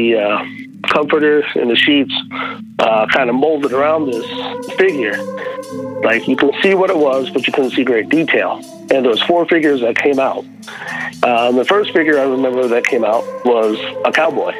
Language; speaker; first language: English; native; English